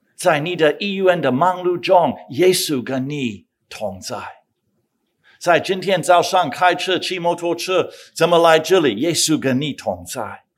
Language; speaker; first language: Chinese; non-native, fluent; English